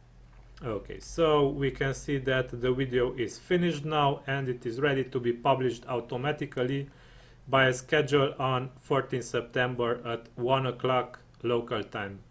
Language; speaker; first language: English; non-native, fluent; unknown